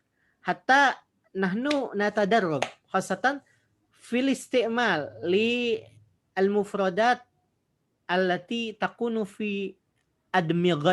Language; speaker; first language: Arabic; non-native, fluent; Indonesian